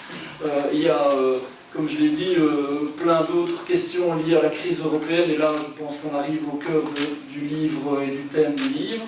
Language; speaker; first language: French; native; French